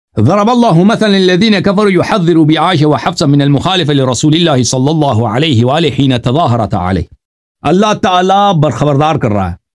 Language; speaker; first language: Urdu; non-native, fluent; Persian